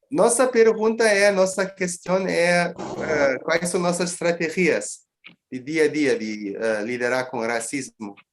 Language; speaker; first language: Portuguese; non-native, fluent; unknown